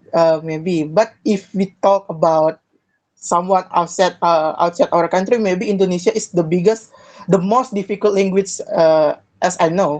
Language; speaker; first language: English; non-native, learner; Indonesian